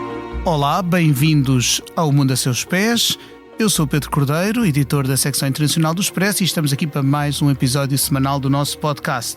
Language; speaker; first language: Portuguese; native; Portuguese